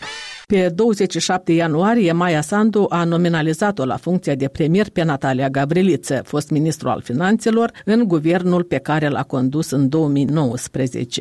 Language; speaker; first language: Romanian; native; Romanian